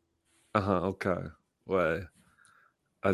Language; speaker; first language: French; non-native, learner; English